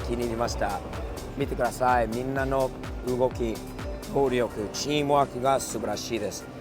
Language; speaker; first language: Japanese; non-native, fluent; English